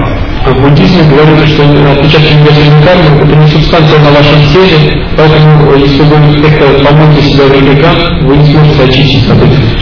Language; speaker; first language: Russian; native; Russian